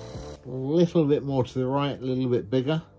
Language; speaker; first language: English; native; English